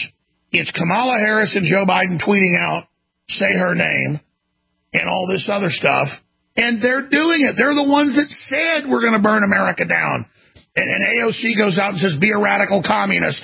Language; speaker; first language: English; native; English